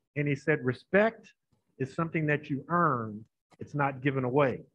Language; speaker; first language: English; native; English